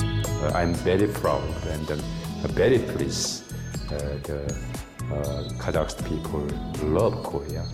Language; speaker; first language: English; non-native, learner; Korean